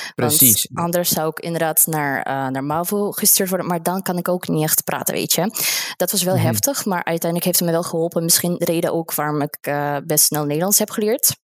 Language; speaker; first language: Dutch; non-native, fluent; Russian